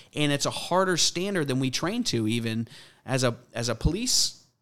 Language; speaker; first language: English; native; English